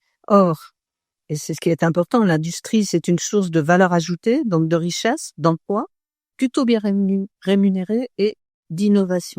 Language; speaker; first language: French; native; French